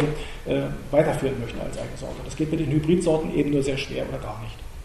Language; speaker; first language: German; native; German